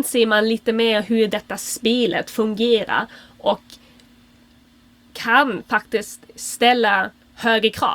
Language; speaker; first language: Swedish; non-native, fluent; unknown